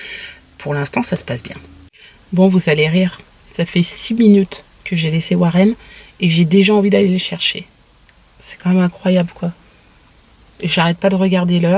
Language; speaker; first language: French; native; French